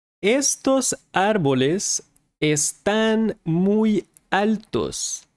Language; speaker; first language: Spanish; non-native, fluent; English